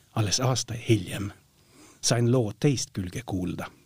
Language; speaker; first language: Estonian; non-native, fluent; Norwegian